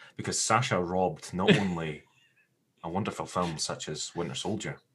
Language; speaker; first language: English; native; English